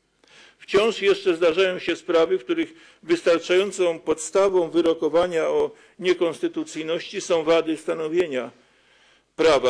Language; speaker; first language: Polish; native; Polish